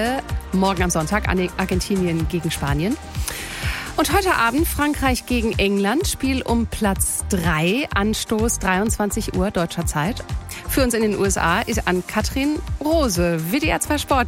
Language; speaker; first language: German; native; German